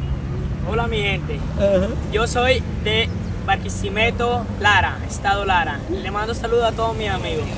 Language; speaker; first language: Spanish; native; Spanish